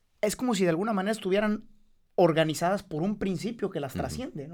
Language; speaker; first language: Spanish; native; Spanish